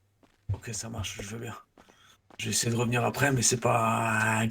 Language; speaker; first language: French; native; French